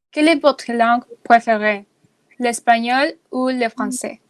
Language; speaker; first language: French; non-native, learner; Spanish